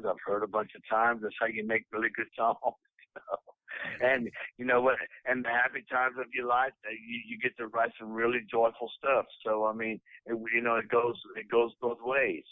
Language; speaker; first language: English; native; English